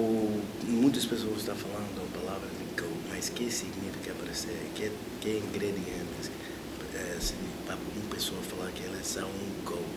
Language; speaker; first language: Portuguese; non-native, learner; English